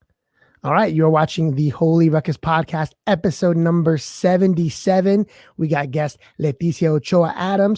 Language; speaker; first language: English; native; English